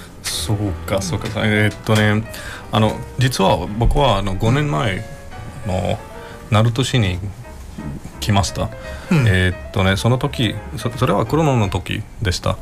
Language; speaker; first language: Japanese; non-native, learner; Spanish